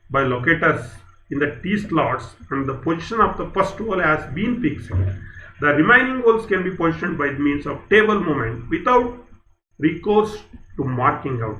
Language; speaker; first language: English; non-native, local second language; Kannada